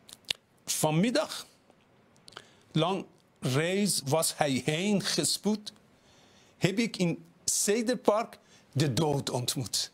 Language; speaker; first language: Dutch; non-native, fluent; Persian